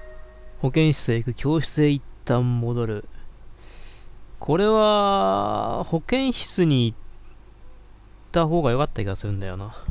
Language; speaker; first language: Japanese; native; Japanese